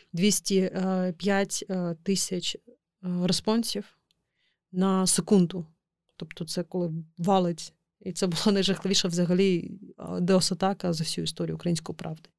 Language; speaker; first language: Ukrainian; non-native, local second language; Crimean Tatar